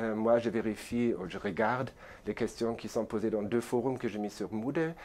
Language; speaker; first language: French; non-native, fluent; German